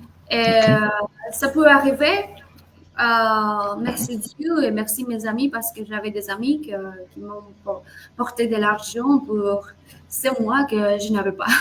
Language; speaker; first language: French; non-native, fluent; Spanish